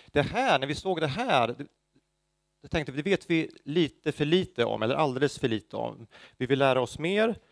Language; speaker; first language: Swedish; native; Swedish